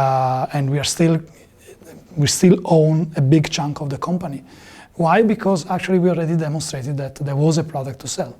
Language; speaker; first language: English; non-native, fluent; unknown